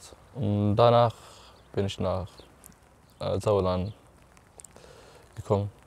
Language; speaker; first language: German; non-native, learner; Arabic